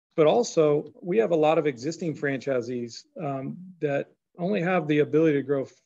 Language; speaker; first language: English; native; English